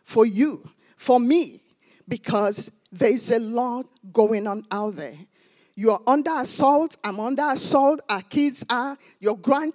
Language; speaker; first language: English; non-native, local second language; Igbo